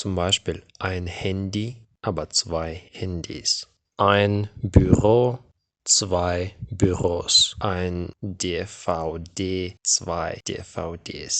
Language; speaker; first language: German; non-native, fluent; Ukrainian